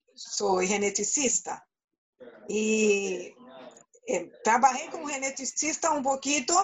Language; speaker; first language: Spanish; non-native, learner; Portuguese